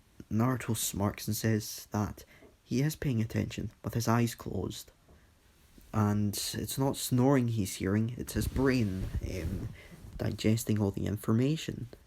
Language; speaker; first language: English; native; English